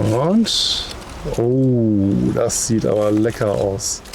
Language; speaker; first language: German; native; German